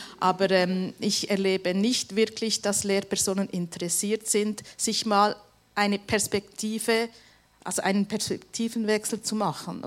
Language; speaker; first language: German; native; German